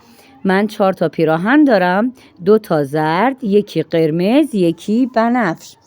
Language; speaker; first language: Persian; non-native, fluent; Urdu